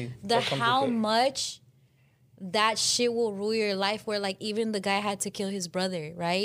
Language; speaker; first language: English; early bilingual, other home language; Spanish